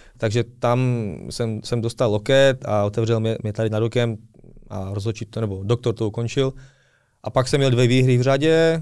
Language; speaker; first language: Czech; early bilingual, other home language; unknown